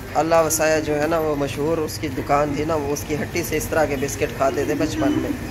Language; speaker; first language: Urdu; non-native, local second language; Saraiki